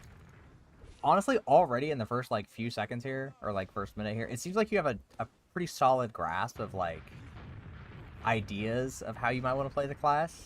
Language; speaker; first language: English; native; English